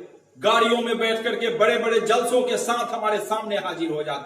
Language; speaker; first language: Hindi; native; Hindi